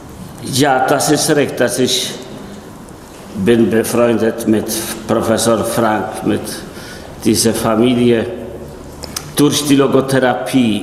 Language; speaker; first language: German; non-native, fluent; Polish